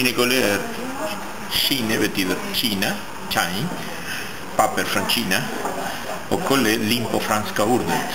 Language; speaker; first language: Swedish; non-native, learner; French